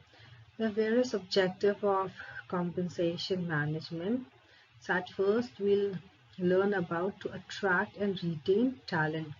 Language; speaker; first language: English; non-native, local second language; Hindi